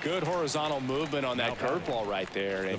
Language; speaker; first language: English; native; English